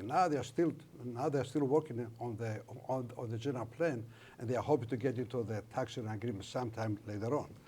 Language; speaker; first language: English; non-native, fluent; Greek